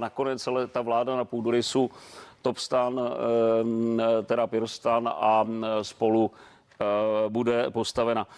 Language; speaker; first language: Czech; native; Czech